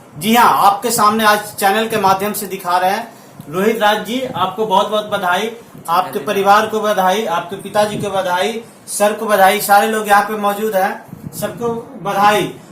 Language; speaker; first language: Hindi; native; Hindi